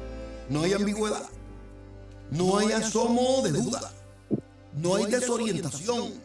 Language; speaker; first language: Spanish; native; Spanish